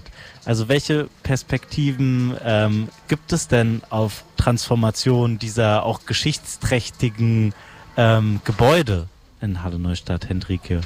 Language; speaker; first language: German; native; German